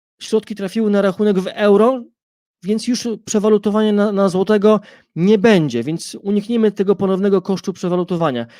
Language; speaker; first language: Polish; native; Polish